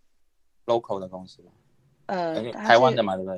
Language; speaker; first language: Chinese; native; Chinese